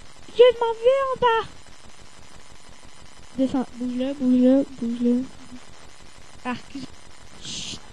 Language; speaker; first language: French; native; French